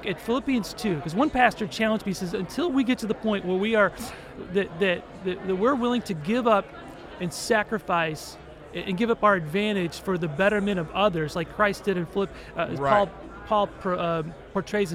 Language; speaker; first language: English; native; English